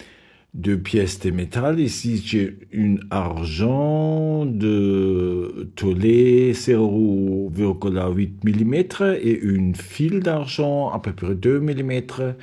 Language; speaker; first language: French; non-native, learner; German